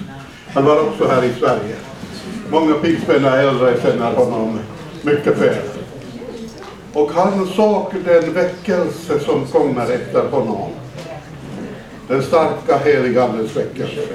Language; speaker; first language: Swedish; non-native, fluent; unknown